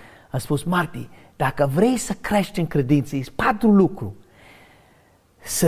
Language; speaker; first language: Romanian; non-native, fluent; English